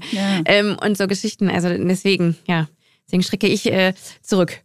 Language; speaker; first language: German; native; German